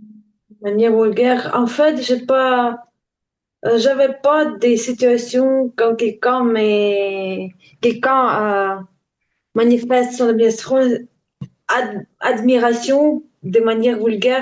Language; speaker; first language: French; non-native, learner; Ukrainian